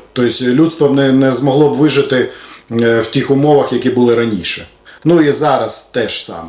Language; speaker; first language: Ukrainian; non-native, local second language; Russian